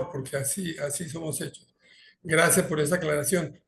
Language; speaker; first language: Spanish; native; Spanish